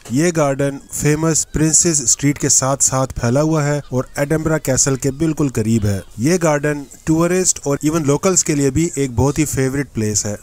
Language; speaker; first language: Urdu; native; Urdu